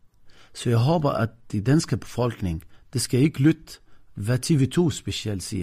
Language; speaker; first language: Danish; non-native, fluent; Arabic